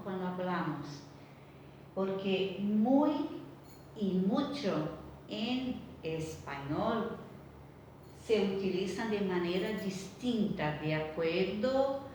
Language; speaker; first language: Spanish; non-native, fluent; Portuguese